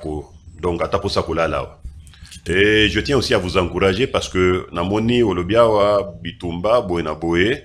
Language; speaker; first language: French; non-native, local second language; Lingala